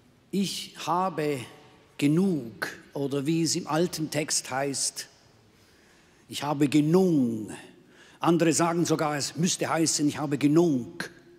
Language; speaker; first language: German; native; German